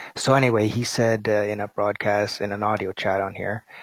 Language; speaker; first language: English; native; English